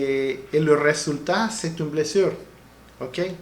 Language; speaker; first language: French; non-native, learner; Spanish